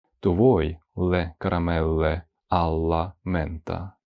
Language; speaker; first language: Italian; non-native, fluent; Ukrainian